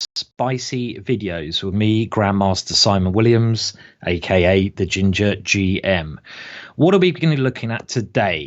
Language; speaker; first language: English; native; English